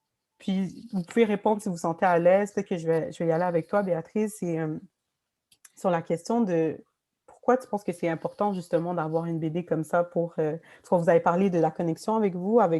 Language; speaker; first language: French; native; French